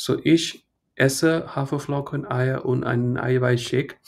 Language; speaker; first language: German; non-native, fluent; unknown